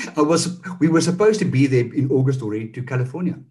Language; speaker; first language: English; non-native, local second language; Afrikaans